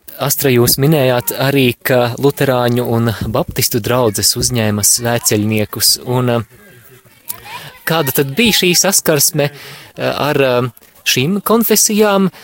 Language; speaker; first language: Latvian; native; Latvian